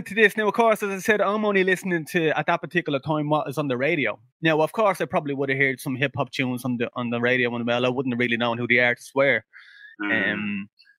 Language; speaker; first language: English; native; English